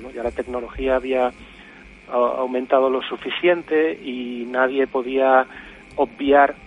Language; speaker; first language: Spanish; native; Spanish